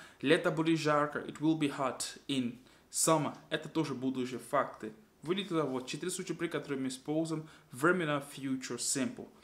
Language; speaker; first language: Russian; non-native, fluent; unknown